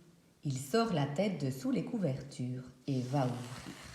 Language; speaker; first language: French; native; French